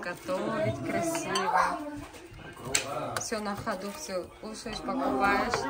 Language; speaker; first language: Russian; non-native, local second language; Kazakh